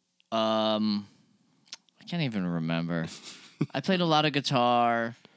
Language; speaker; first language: English; native; English